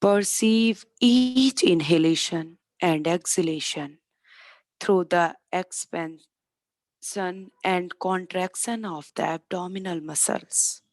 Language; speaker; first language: English; non-native, local second language; Hindi